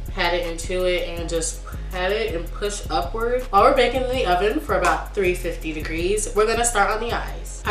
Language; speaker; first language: English; native; English